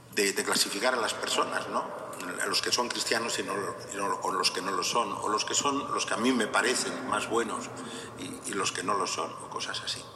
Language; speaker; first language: Spanish; native; Spanish